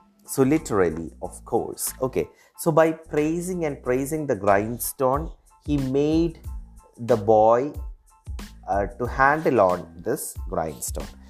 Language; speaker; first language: English; non-native, local second language; Malayalam